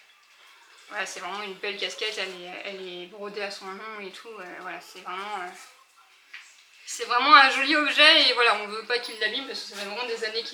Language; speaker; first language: French; native; French